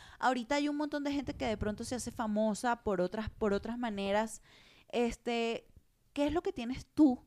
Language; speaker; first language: Spanish; native; Spanish